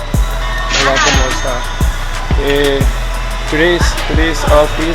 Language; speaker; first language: Spanish; non-native, learner; English